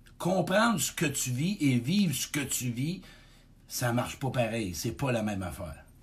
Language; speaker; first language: French; native; French